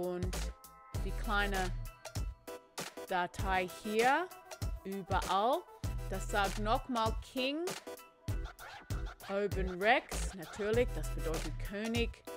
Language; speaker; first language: German; non-native, learner; English